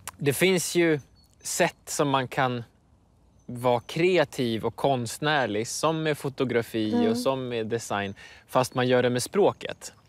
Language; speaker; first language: Swedish; native; Swedish